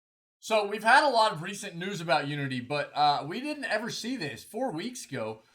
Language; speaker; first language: English; native; English